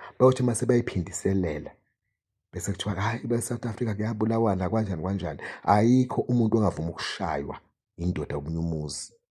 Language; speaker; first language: Zulu; native; Zulu